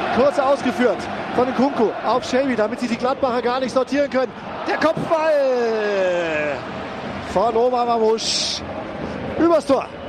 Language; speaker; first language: German; native; German